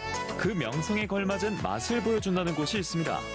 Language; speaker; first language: Korean; native; Korean